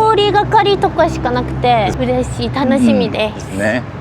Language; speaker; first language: Japanese; native; Japanese